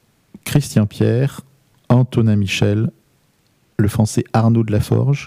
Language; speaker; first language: French; native; French